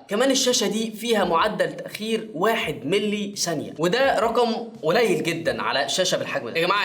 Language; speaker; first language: Arabic; native; Arabic